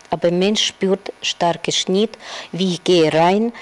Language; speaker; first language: German; non-native, learner; Russian